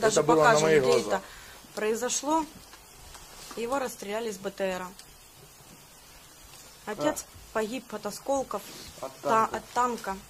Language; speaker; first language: Russian; native; Russian